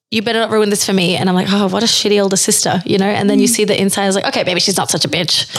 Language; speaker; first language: English; early bilingual, other home language; Spanish